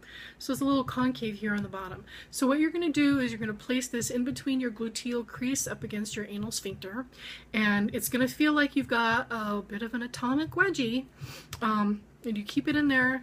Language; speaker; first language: English; native; English